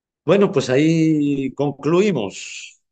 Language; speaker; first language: Spanish; native; Spanish